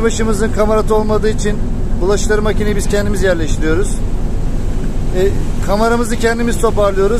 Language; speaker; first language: Turkish; native; Turkish